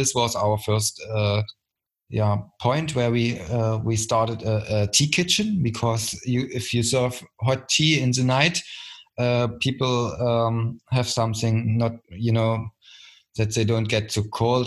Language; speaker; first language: English; non-native, fluent; German